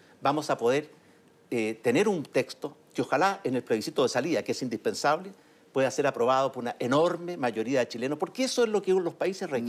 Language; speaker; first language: Spanish; native; Spanish